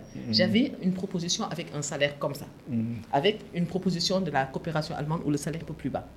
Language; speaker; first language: French; non-native, local second language; Wolof